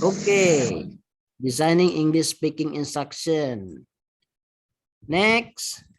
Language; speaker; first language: English; non-native, fluent; Indonesian